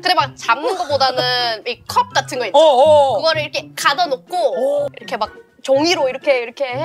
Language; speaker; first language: Korean; non-native, fluent; Thai